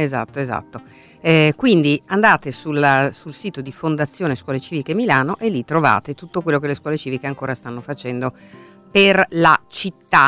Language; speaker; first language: Italian; native; Italian